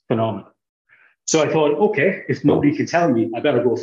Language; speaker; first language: English; native; English